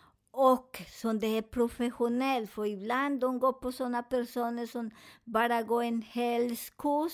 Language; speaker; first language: Swedish; non-native, learner; Spanish